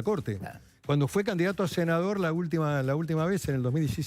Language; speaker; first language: Spanish; native; Spanish